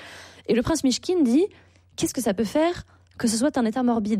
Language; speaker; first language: French; native; French